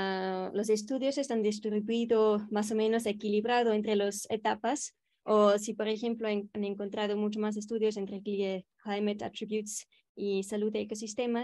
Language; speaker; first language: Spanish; non-native, fluent; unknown